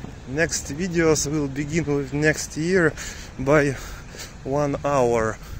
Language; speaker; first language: English; non-native, learner; Russian